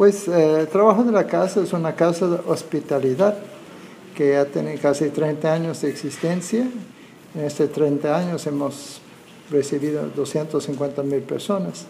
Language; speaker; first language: Spanish; non-native, fluent; English